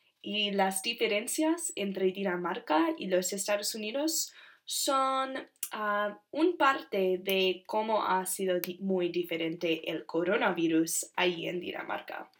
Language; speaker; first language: Spanish; non-native, learner; English